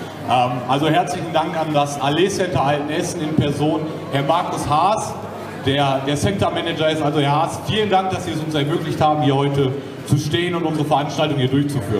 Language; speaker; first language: German; native; German